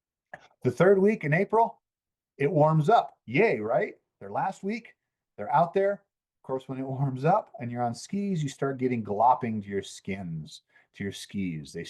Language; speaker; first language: English; native; English